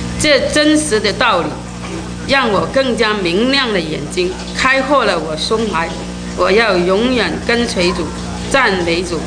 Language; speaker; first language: Chinese; non-native, local second language; Cantonese